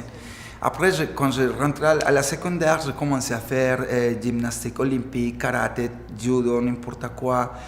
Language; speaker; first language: French; non-native, fluent; Spanish